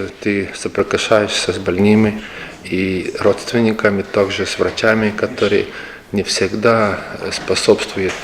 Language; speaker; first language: Russian; non-native, local second language; Lithuanian